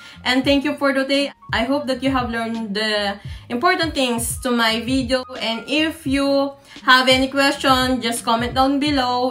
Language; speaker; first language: English; non-native, local second language; Filipino